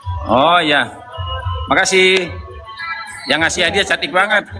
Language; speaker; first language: Indonesian; native; Indonesian